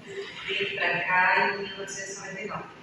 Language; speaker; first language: Portuguese; non-native, fluent; Bulgarian